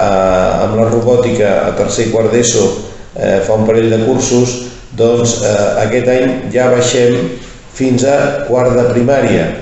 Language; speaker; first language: Catalan; native; Catalan